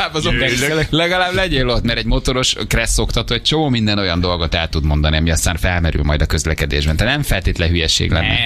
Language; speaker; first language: Hungarian; native; Hungarian